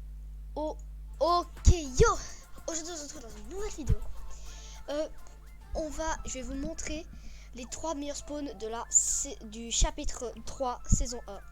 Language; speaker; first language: French; native; French